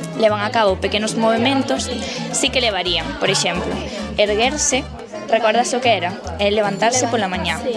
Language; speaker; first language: Galician; native; Galician